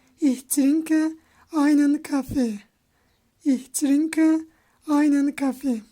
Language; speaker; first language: German; non-native, fluent; Turkish